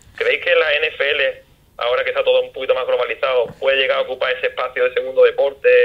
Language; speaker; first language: Spanish; native; Spanish